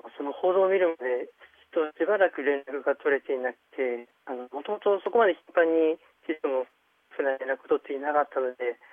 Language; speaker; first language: Japanese; early bilingual, other home language; Chinese